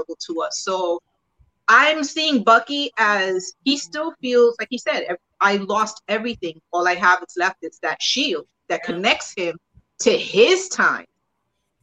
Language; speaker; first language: English; early bilingual, other home language; Spanish